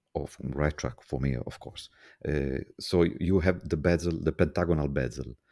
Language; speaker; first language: English; non-native, fluent; Italian